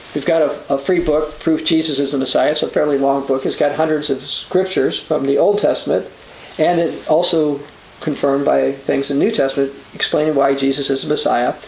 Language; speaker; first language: English; native; English